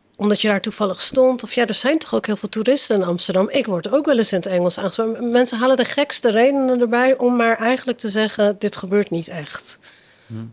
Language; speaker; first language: Dutch; early bilingual, other home language; Persian